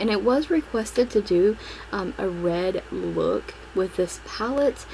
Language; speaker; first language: English; native; English